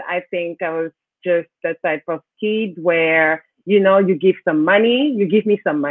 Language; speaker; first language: English; non-native, local second language; French